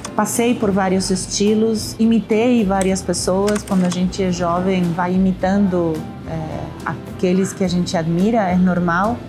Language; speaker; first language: Portuguese; non-native, fluent; Spanish